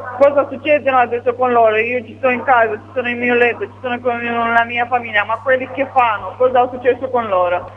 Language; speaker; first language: Italian; non-native, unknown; Romanian